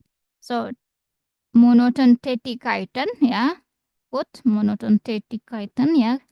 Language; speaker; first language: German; non-native, fluent; Indonesian